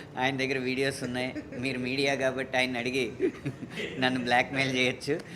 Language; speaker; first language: Telugu; native; Telugu